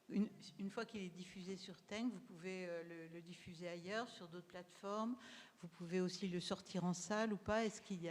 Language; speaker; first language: French; native; French